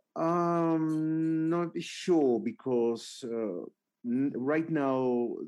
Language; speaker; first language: English; non-native, fluent; Spanish